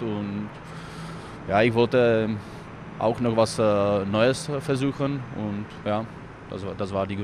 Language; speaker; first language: German; non-native, fluent; Czech